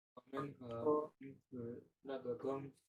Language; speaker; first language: Chinese; non-native, learner; Bangla